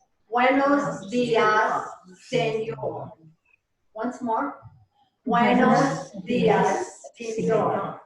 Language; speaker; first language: Spanish; non-native, fluent; English